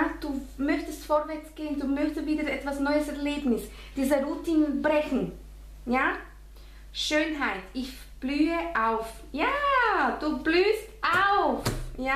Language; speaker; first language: German; non-native, fluent; Spanish